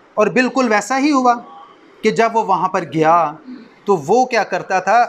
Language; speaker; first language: Urdu; non-native, local second language; Punjabi